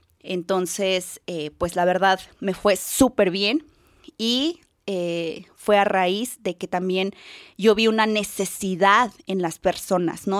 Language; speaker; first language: Spanish; native; Spanish